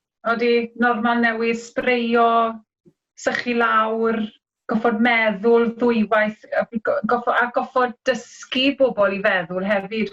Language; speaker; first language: Welsh; native; Welsh